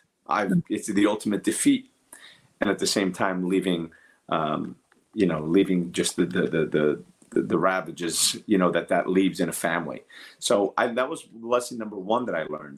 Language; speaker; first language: English; early bilingual, other home language; Portuguese